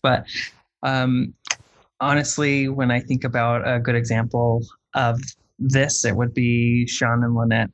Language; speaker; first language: English; native; English